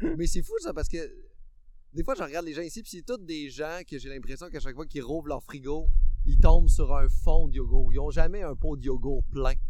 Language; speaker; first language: French; native; French